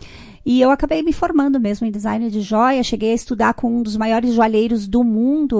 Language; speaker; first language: Portuguese; native; Portuguese